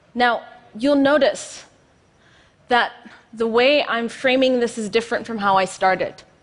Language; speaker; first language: English; non-native, fluent; Amharic